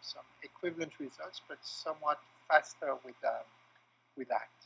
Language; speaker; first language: English; non-native, fluent; French